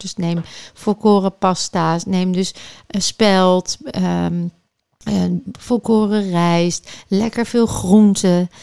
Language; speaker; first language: Dutch; native; Dutch